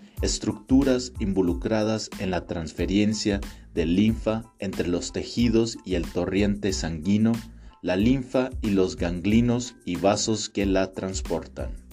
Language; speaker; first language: Spanish; native; Spanish